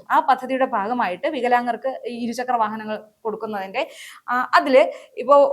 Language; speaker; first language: Malayalam; native; Malayalam